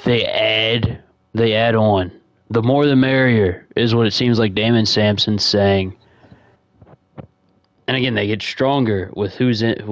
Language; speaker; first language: English; native; English